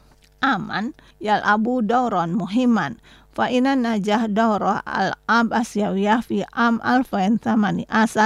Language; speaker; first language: Arabic; non-native, fluent; Indonesian